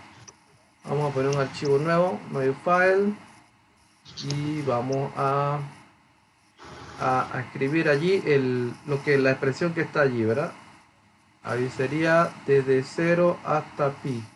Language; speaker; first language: Spanish; native; Spanish